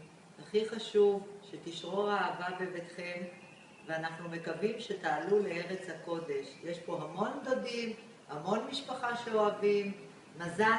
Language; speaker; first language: Hebrew; native; Hebrew